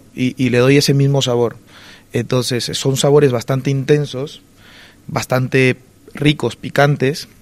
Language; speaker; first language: Spanish; native; Spanish